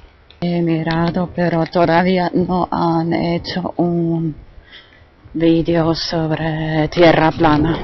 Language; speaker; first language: Spanish; non-native, fluent; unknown